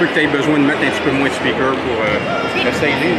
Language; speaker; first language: French; native; French